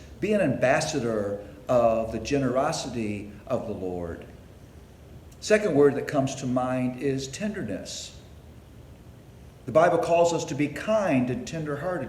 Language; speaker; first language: English; native; English